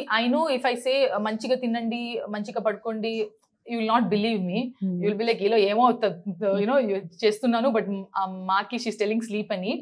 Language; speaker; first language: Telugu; non-native, learner; Kannada